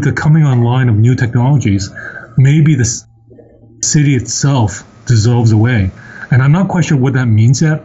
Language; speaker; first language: English; non-native, local second language; Cantonese